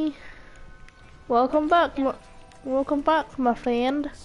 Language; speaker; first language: English; native; English